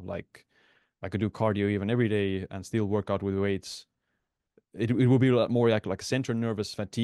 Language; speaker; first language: English; non-native, fluent; Estonian